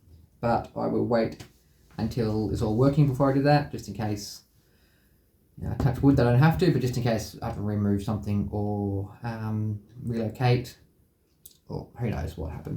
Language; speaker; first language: English; native; English